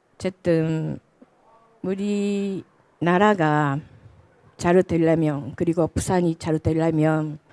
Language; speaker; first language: Korean; non-native, fluent; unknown